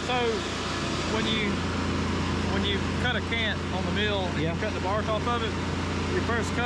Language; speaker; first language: English; native; English